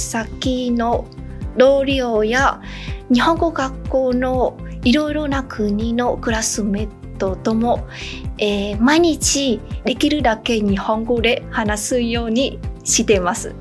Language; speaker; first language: Japanese; non-native, fluent; Vietnamese